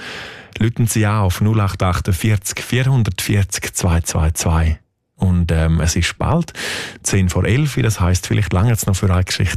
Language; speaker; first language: German; native; German